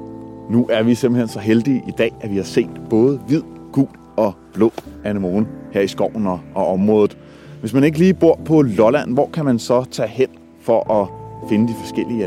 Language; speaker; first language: Danish; native; Danish